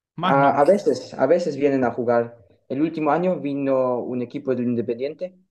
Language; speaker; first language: Spanish; early bilingual, heritage; German